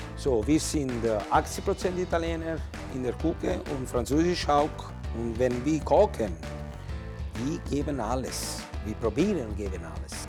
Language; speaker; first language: German; non-native, learner; Italian